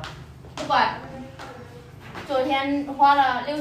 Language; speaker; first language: Chinese; non-native, fluent; Lao